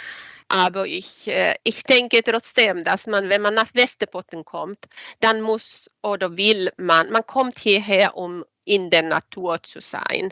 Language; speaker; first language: German; non-native, fluent; Swedish